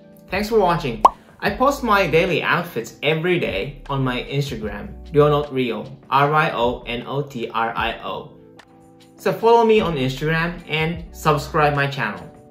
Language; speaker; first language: English; non-native, fluent; Japanese